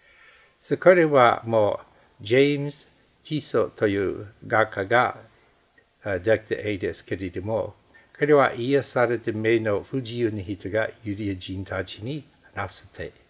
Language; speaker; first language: Japanese; non-native, fluent; English